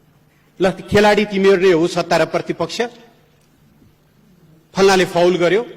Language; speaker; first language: Nepali; native; Nepali